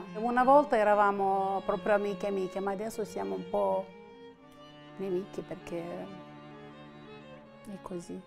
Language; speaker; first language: Italian; non-native, learner; Russian